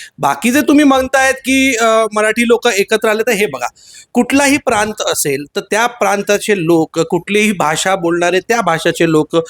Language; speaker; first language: Marathi; non-native, local second language; Hindi